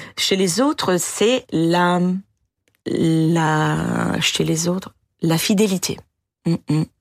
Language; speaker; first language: French; non-native, fluent; Italian